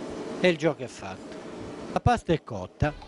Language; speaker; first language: Italian; native; Italian